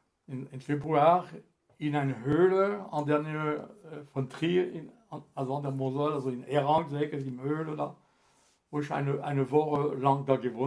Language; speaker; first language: German; non-native, fluent; French